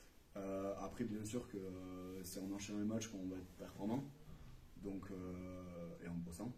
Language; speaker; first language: French; native; French